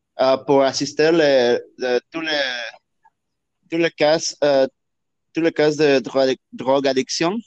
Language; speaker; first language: French; non-native, learner; Spanish